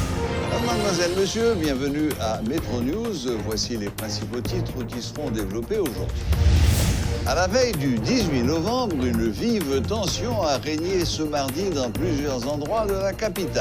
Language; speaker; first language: French; non-native, local second language; Haitian Creole